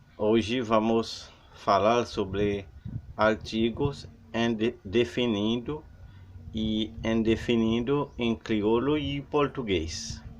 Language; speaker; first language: Portuguese; non-native, learner; Haitian Creole